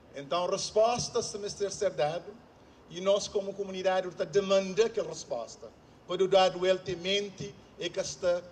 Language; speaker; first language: Portuguese; non-native, local second language; Kabuverdianu